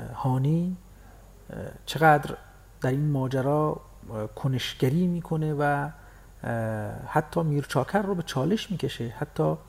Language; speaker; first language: Persian; non-native, local second language; Baluchi